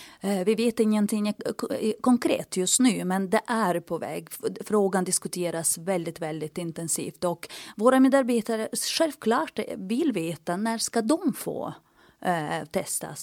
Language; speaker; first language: Swedish; non-native, fluent; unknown